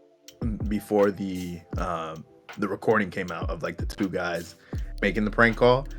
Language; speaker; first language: English; native; English